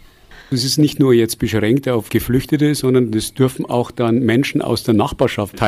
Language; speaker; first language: German; native; German